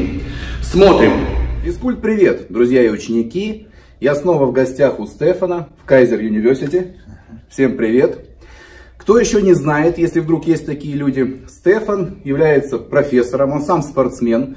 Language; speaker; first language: Russian; native; Russian